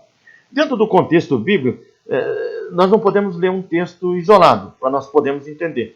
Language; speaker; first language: Portuguese; native; Portuguese